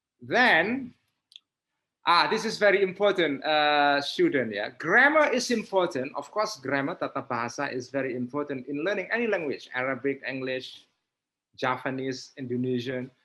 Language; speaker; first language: English; non-native, fluent; Indonesian